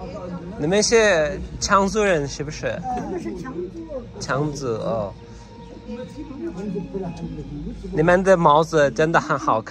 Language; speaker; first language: Chinese; non-native, learner; Turkish